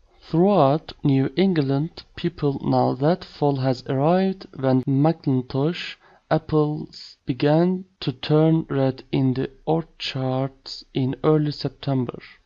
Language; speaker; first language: English; non-native, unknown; Turkish